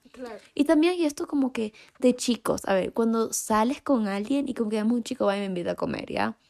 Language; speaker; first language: Spanish; native; Spanish